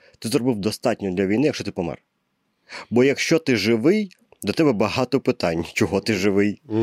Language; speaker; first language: Ukrainian; non-native, local second language; Russian